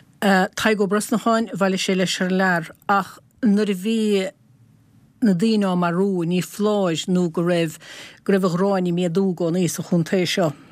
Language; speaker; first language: Irish; native; Irish